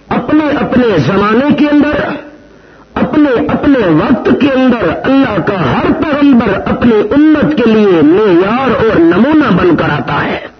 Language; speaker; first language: Urdu; non-native, local second language; Saraiki